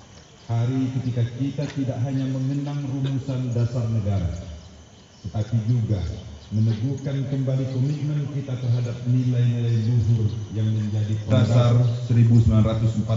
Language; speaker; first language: Indonesian; native; Indonesian